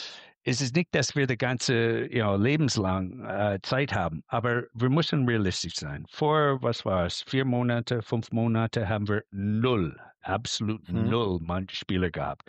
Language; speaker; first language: German; non-native, fluent; English